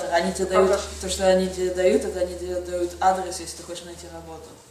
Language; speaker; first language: Russian; early bilingual, heritage; Russian